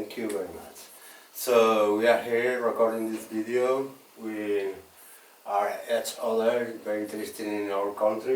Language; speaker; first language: English; non-native, learner; Spanish